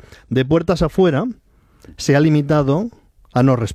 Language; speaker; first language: Spanish; native; Spanish